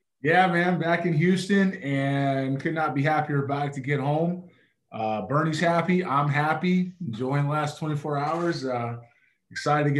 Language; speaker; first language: English; native; English